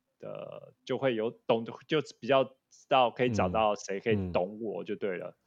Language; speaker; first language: Chinese; native; Chinese